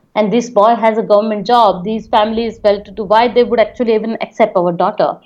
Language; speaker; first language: English; non-native, local second language; Hindi